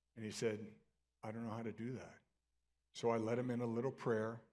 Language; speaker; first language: English; native; English